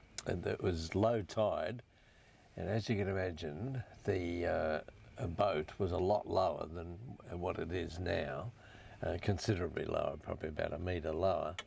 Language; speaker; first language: English; native; English